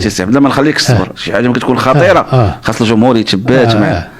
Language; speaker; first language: Arabic; native; Arabic